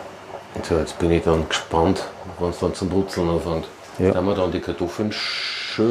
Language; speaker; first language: German; native; German